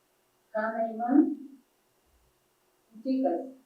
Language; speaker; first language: Persian; non-native, learner; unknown